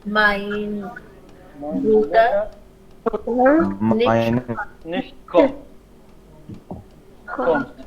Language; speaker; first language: German; non-native, learner; Hindi